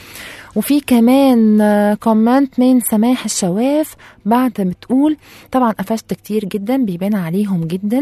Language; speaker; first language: Arabic; native; Arabic